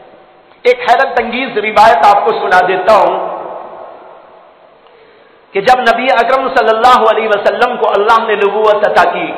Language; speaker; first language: Urdu; native; Urdu